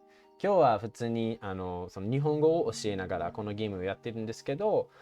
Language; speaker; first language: Japanese; non-native, fluent; English